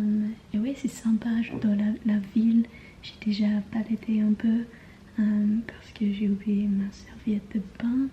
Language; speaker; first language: French; non-native, learner; English